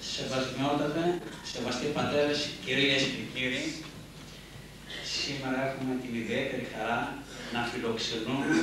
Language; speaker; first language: Greek; native; Greek